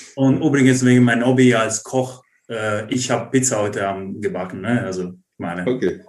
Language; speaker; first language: German; non-native, fluent; Italian